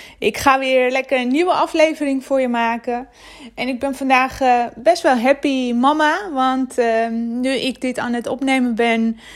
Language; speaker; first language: Dutch; non-native, fluent; Armenian